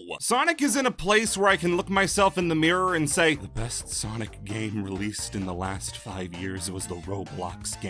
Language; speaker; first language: English; native; English